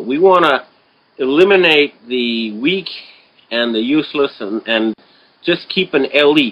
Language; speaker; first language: English; native; English